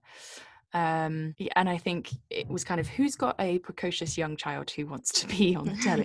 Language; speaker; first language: English; native; English